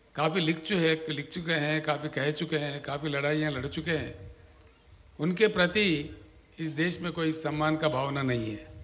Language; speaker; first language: Hindi; non-native, local second language; Telugu